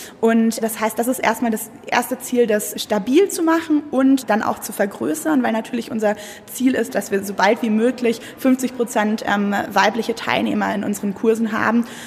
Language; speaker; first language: German; native; German